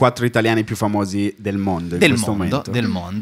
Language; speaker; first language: Italian; native; Italian